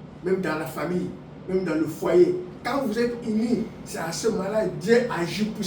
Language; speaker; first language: French; non-native, local second language; Lingala